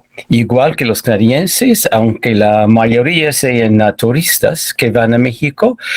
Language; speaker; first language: Spanish; non-native, fluent; English